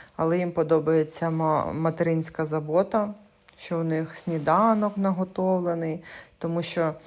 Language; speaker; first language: Ukrainian; non-native, local second language; Russian